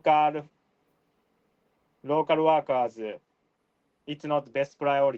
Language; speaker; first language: English; non-native, learner; Japanese